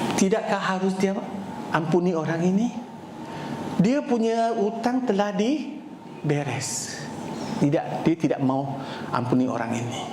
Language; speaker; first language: Malay; non-native, local second language; Chinese